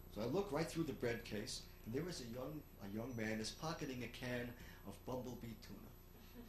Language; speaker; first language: English; native; English